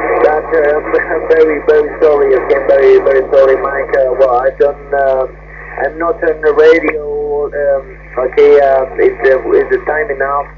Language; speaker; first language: English; non-native, learner; Spanish